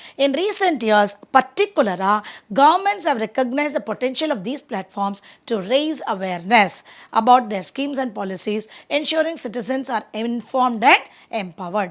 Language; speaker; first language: English; non-native, local second language; Tamil